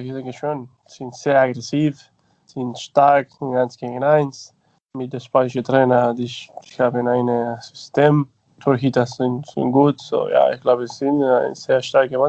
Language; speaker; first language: German; non-native, learner; Spanish